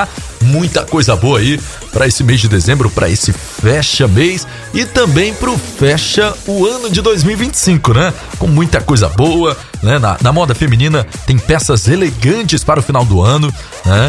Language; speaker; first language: Portuguese; native; Portuguese